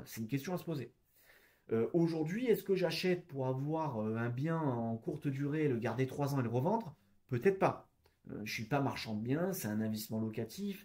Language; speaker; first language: French; native; French